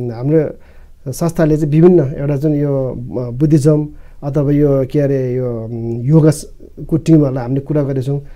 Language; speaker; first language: Nepali; non-native, local second language; Eastern Tamang